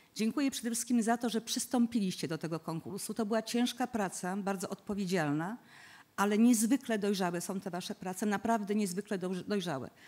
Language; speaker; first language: Polish; native; Polish